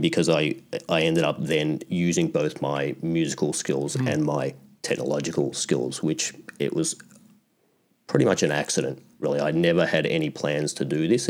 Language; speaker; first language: English; native; English